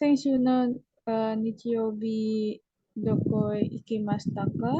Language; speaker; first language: Japanese; non-native, learner; Indonesian